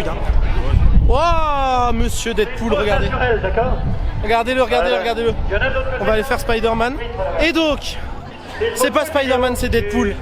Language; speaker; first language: French; native; French